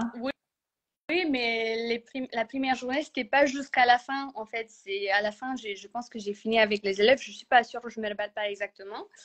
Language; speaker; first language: French; non-native, fluent; Romanian